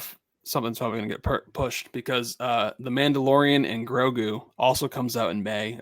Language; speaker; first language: English; native; English